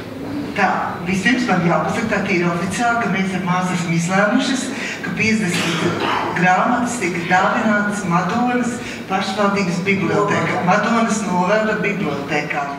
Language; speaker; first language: Latvian; native; Latvian